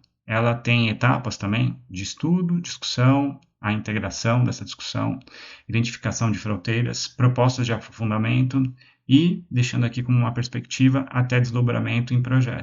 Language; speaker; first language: Portuguese; native; Portuguese